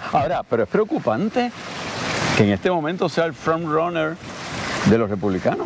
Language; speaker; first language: Spanish; native; Spanish